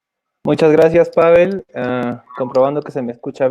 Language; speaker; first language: Spanish; native; Spanish